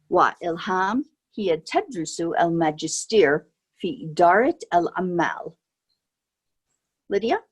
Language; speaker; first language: Arabic; non-native, fluent; English